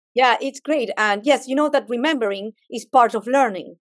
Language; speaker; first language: English; non-native, fluent; Spanish